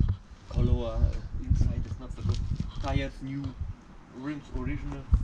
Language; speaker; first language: English; non-native, learner; German